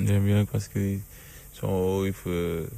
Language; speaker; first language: French; non-native, learner; English